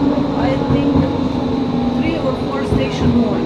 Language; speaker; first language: English; non-native, learner; Croatian